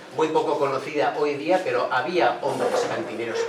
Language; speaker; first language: Spanish; native; Spanish